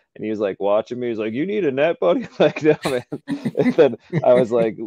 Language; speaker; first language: English; native; English